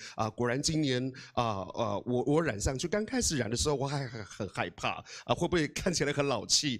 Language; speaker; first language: Chinese; non-native, local second language; Amis